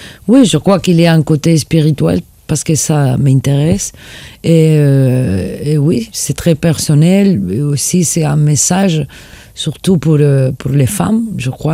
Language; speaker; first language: French; non-native, fluent; Spanish